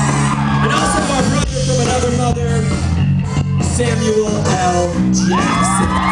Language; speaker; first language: English; native; English